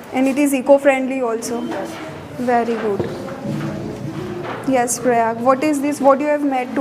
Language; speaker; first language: English; non-native, local second language; Hindi